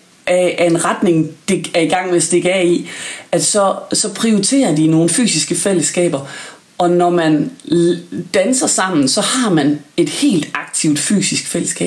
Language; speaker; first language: Danish; native; Danish